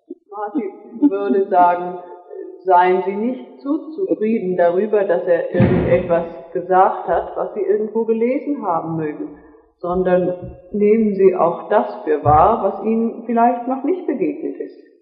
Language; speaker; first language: German; native; German